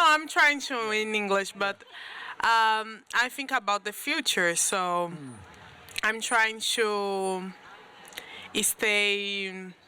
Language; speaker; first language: English; non-native, learner; Portuguese